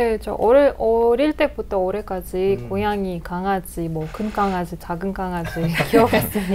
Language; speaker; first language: Korean; non-native, fluent; Russian